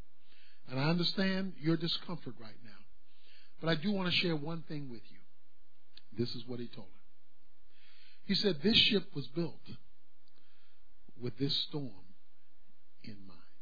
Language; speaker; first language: English; native; English